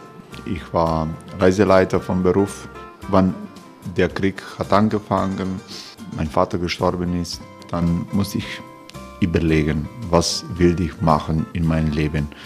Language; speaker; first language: German; non-native, fluent; Croatian